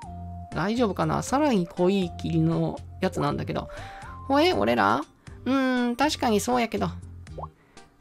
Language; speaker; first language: Japanese; native; Japanese